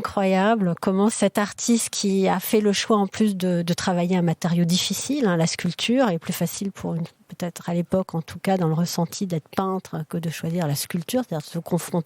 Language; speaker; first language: French; native; French